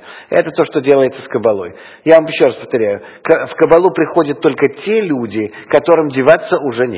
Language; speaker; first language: Russian; native; Russian